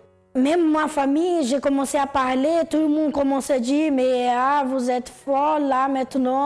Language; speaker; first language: French; non-native, learner; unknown